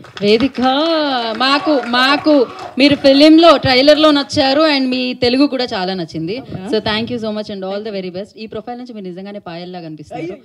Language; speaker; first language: Telugu; native; Telugu